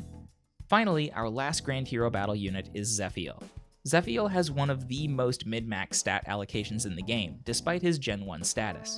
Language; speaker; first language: English; native; English